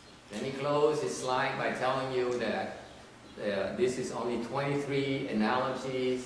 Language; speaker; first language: English; non-native, fluent; Vietnamese